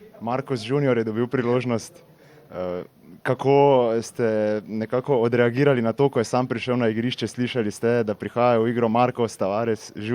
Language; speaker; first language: Slovenian; native; Slovenian